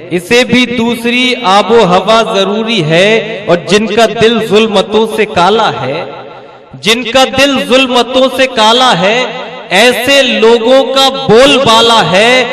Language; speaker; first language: Urdu; native; Urdu